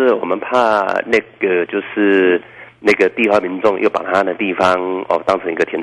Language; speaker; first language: Chinese; native; Chinese